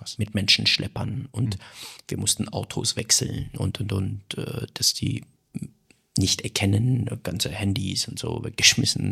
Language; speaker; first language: German; non-native, fluent; Persian